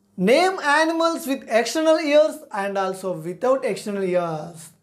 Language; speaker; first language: English; non-native, local second language; Telugu